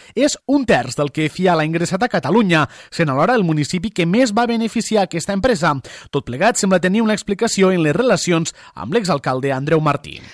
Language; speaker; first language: Catalan; native; Catalan